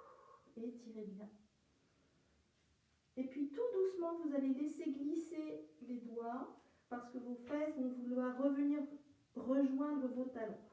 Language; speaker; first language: French; native; French